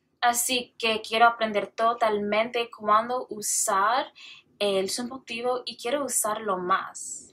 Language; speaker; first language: Spanish; non-native, learner; English